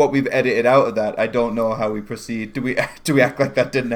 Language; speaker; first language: English; native; English